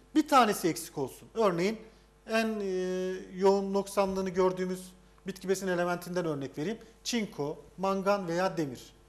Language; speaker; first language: Turkish; native; Turkish